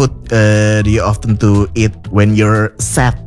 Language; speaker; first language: English; non-native, learner; Indonesian